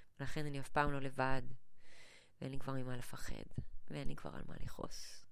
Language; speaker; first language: Hebrew; early bilingual, other home language; English